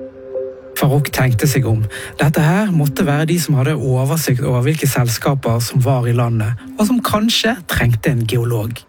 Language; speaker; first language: Norwegian; native; Norwegian